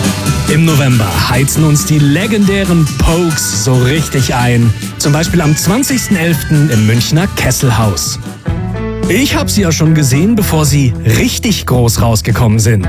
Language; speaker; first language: German; native; German